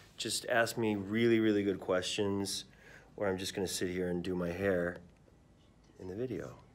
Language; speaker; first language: English; early bilingual, other home language; Spanish